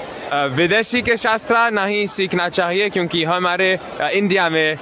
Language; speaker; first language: Hindi; non-native, learner; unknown